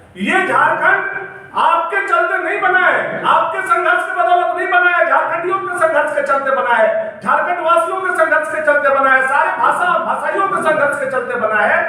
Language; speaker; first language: Hindi; native; Hindi